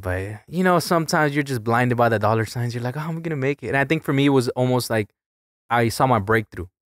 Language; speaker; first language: English; early bilingual, other home language; Spanish